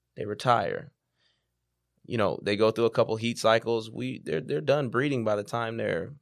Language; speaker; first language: English; native; English